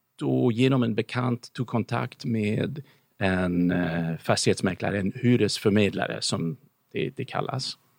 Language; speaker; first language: Swedish; non-native, fluent; English